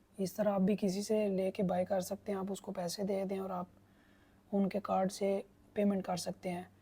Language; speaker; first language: Urdu; non-native, local second language; Punjabi